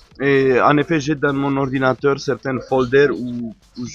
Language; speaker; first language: French; non-native, fluent; Romanian